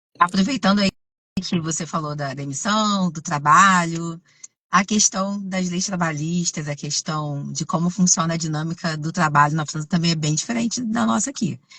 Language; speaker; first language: Portuguese; native; Portuguese